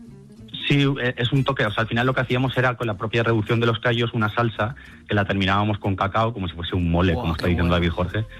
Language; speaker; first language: Spanish; native; Spanish